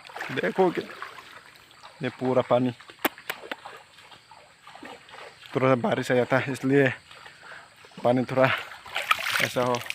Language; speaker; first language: Hindi; non-native, local second language; Kok Borok